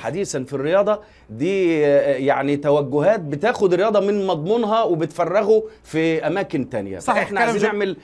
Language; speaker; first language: Arabic; native; Arabic